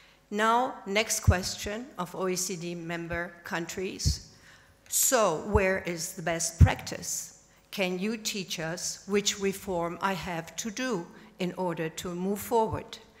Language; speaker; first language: English; non-native, fluent; German